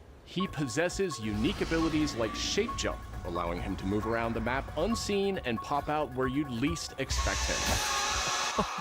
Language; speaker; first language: English; native; English